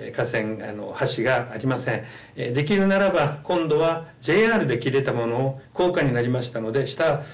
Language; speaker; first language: Japanese; native; Japanese